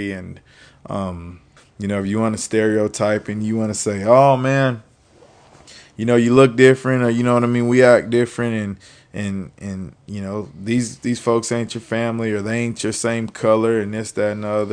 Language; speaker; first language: English; native; English